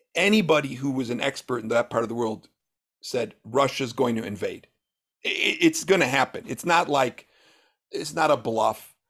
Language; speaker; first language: English; native; English